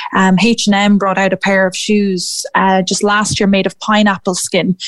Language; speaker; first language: English; native; English